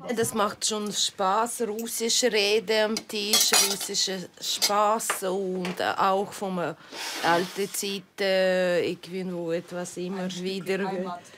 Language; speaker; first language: German; non-native, learner; Ukrainian